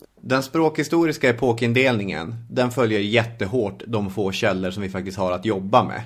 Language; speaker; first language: Swedish; native; Swedish